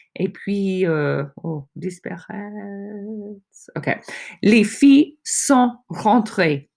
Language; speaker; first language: French; non-native, fluent; English